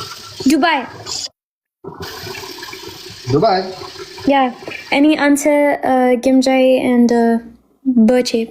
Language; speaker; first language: English; non-native, learner; Amharic